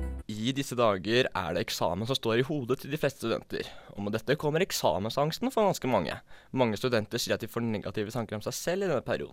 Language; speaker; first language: Norwegian; native; Norwegian